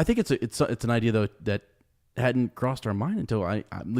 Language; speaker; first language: English; native; English